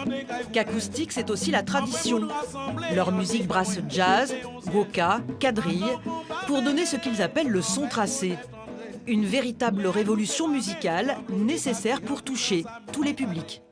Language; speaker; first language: French; native; French